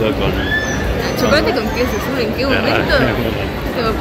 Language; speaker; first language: Spanish; non-native, fluent; French